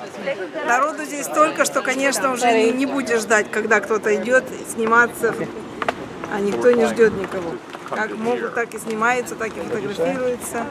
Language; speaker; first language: Russian; native; Russian